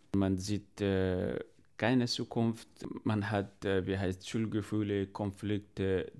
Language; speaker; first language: German; non-native, learner; Arabic